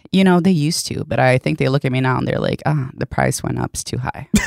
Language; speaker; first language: English; non-native, fluent; Swedish